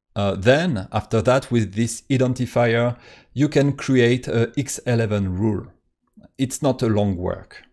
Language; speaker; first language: English; non-native, fluent; French